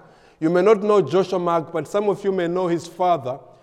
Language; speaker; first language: English; non-native, local second language; Nyanja